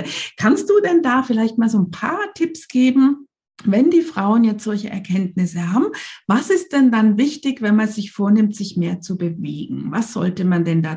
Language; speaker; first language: German; native; German